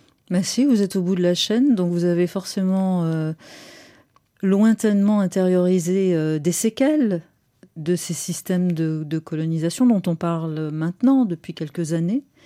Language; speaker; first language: French; native; French